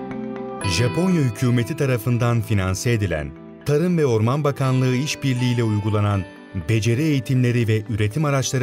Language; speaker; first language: Turkish; native; Turkish